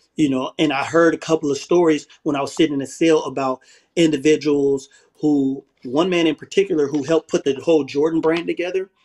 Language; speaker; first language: English; native; English